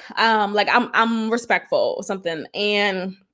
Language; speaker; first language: English; early bilingual, other home language; Haitian Creole